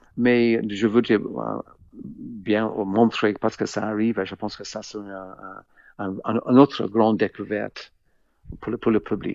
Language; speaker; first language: French; non-native, fluent; English